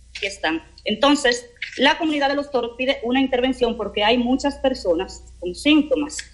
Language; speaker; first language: Spanish; native; Spanish